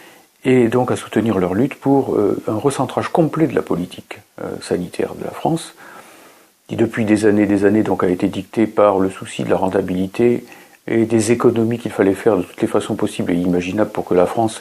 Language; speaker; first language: French; native; French